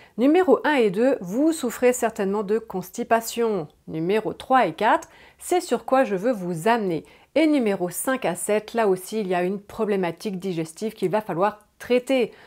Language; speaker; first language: French; native; French